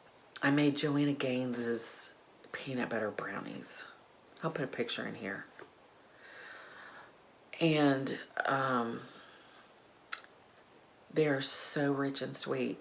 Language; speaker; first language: English; native; English